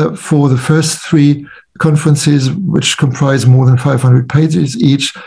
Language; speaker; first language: English; non-native, fluent; German